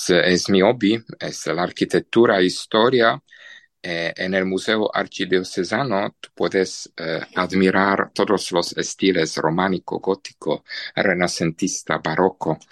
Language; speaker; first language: Spanish; non-native, fluent; Czech